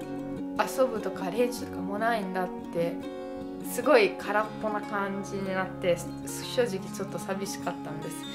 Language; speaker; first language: Japanese; non-native, fluent; Italian